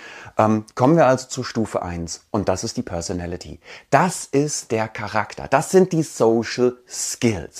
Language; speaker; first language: German; native; German